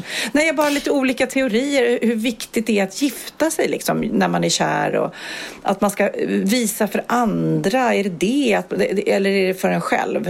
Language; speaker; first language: Swedish; native; Swedish